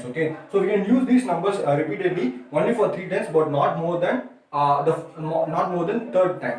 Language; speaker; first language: English; non-native, local second language; Tamil